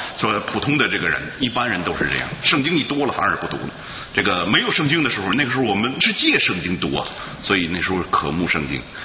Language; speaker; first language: Chinese; native; Chinese